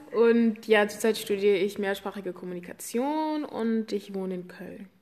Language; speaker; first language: German; early bilingual, other home language; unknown